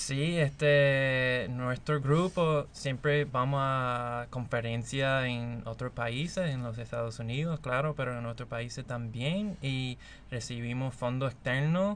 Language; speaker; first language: Spanish; non-native, fluent; English